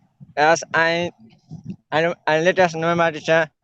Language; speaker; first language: English; non-native, learner; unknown